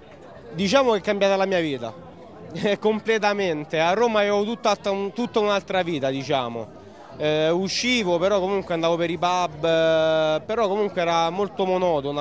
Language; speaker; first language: Italian; native; Italian